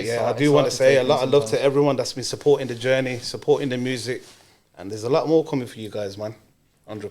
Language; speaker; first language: English; native; English